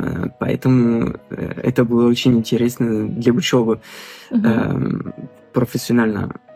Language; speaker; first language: Russian; non-native, fluent; French